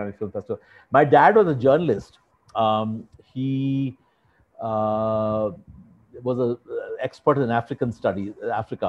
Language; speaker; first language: English; non-native, local second language; Hindi